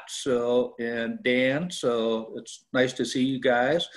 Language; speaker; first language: English; native; English